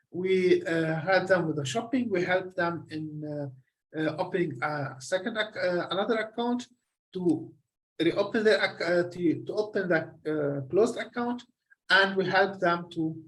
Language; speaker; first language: English; non-native, fluent; Arabic